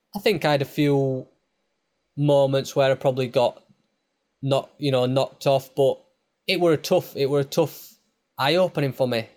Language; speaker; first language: English; native; English